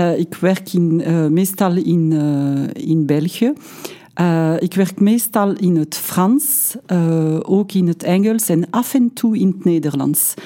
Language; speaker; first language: Dutch; non-native, local second language; French